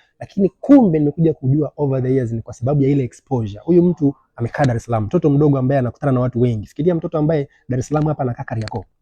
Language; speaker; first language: Swahili; native; Swahili